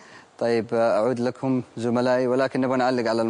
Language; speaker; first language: Arabic; native; Arabic